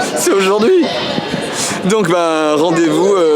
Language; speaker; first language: French; native; French